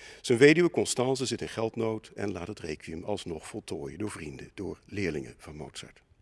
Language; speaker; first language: Dutch; native; Dutch